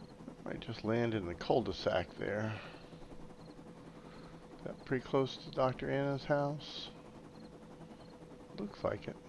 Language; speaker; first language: English; native; English